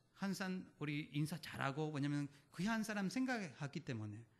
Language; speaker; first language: Korean; non-native, learner; Spanish